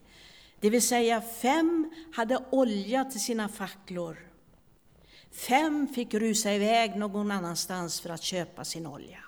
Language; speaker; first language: Swedish; native; Swedish